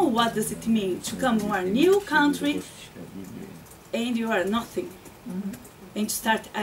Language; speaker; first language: English; non-native, learner; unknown